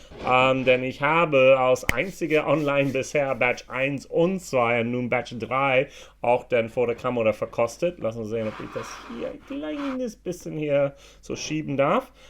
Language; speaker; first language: German; non-native, fluent; English